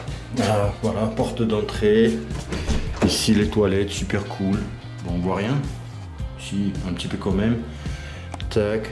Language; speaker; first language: French; native; French